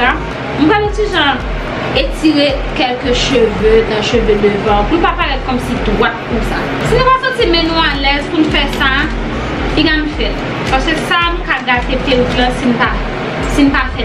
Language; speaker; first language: French; non-native, local second language; Haitian Creole